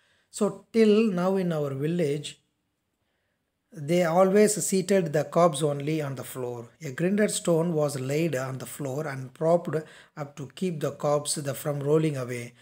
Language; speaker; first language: English; non-native, local second language; Tamil